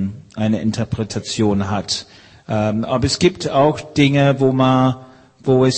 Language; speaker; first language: German; non-native, fluent; English